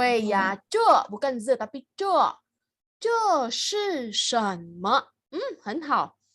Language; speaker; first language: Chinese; non-native, fluent; Indonesian